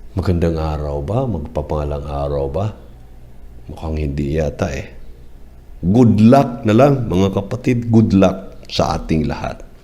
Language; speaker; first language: Filipino; non-native, local second language; Cebuano